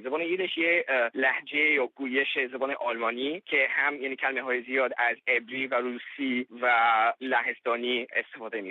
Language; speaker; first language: Persian; non-native, learner; English